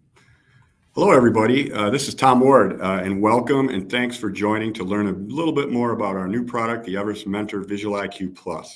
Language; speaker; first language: English; native; English